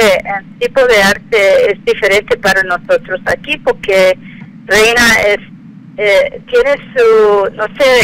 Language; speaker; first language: Spanish; non-native, fluent; English